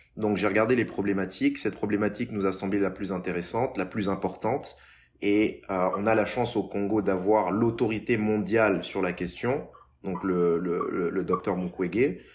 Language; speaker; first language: French; non-native, local second language; Lingala